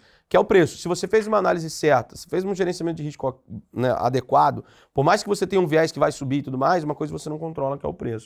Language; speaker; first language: Portuguese; native; Portuguese